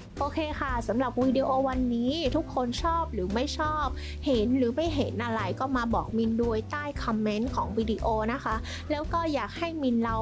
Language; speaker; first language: Thai; non-native, fluent; Vietnamese